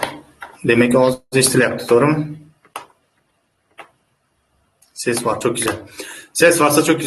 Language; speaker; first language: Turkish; non-native, fluent; Uzbek